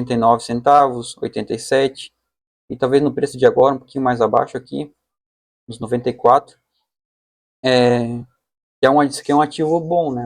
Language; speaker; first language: Portuguese; native; Portuguese